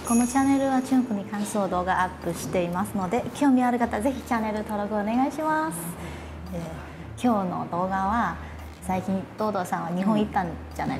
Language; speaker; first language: Japanese; non-native, fluent; Chinese